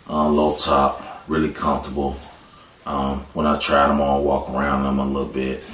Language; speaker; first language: English; native; English